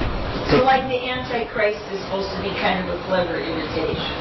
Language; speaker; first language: English; native; English